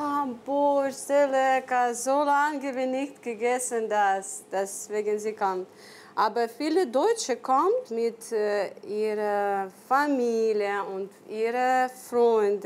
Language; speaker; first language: German; non-native, learner; Ukrainian